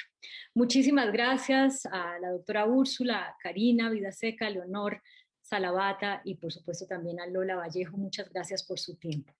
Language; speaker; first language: Spanish; native; Spanish